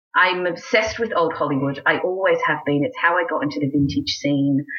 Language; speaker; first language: English; native; English